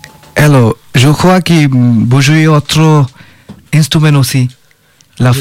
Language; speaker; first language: French; non-native, learner; Bangla